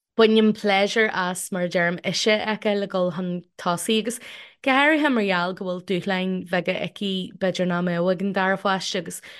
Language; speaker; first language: Irish; non-native, local second language; English